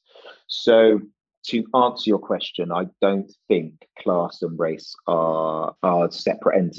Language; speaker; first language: English; native; English